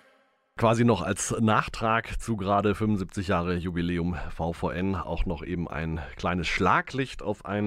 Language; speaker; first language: German; native; German